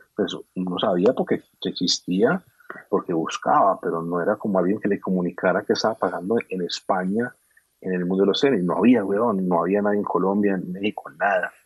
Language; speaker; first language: Spanish; native; Spanish